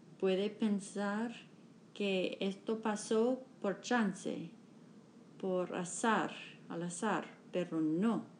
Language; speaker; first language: Spanish; non-native, learner; English